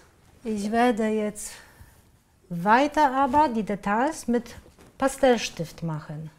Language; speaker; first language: German; non-native, fluent; Polish